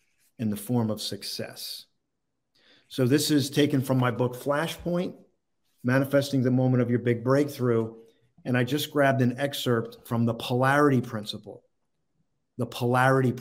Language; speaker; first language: English; native; English